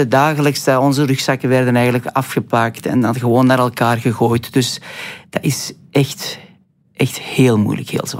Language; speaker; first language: Dutch; non-native, fluent; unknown